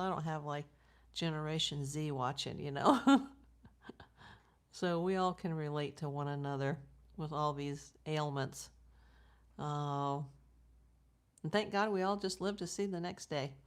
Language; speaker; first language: English; native; English